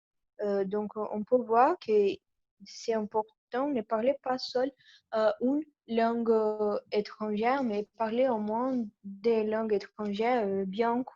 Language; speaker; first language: French; non-native, learner; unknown